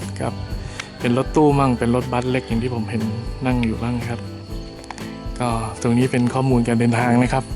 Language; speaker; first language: Thai; native; Thai